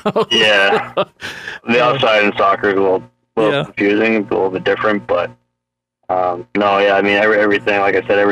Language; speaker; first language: English; native; English